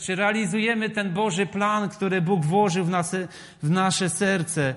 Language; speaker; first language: Polish; native; Polish